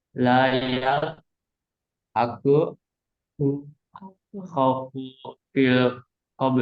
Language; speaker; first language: Arabic; non-native, learner; Indonesian